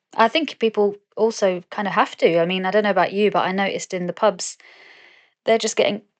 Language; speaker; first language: English; native; English